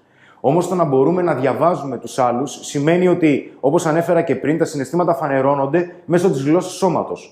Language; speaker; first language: Greek; native; Greek